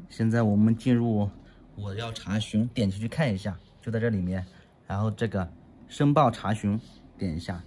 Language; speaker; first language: Chinese; native; Chinese